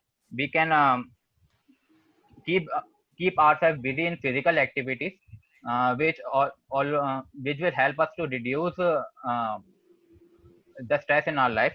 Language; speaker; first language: English; non-native, learner; Hindi